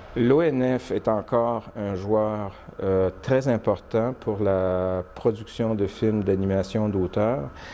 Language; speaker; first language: French; native; French